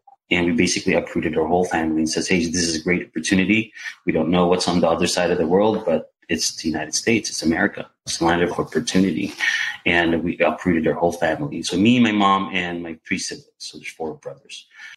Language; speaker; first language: English; non-native, local second language; Filipino